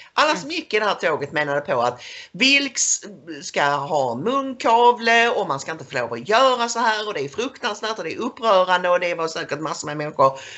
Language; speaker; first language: Swedish; native; Swedish